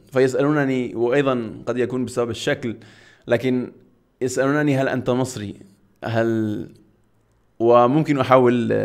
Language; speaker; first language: Arabic; non-native, fluent; Catalan